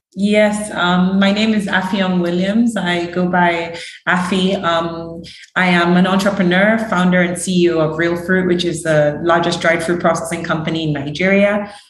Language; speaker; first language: English; early bilingual, other home language; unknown